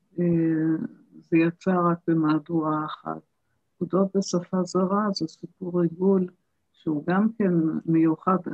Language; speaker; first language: Hebrew; early bilingual, other home language; German